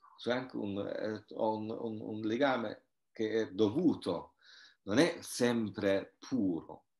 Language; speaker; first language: Italian; non-native, fluent; German